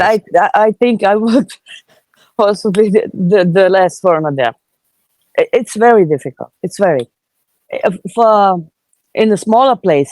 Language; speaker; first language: English; non-native, fluent; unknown